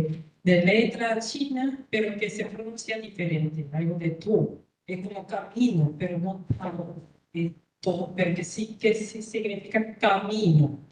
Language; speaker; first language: Spanish; non-native, learner; Korean